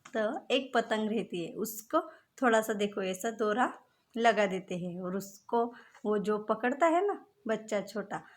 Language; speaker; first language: Hindi; non-native, local second language; Marathi